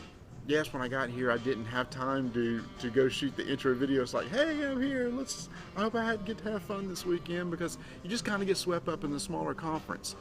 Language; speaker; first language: English; native; English